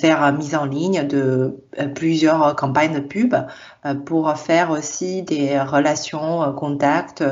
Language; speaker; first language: French; non-native, fluent; Chinese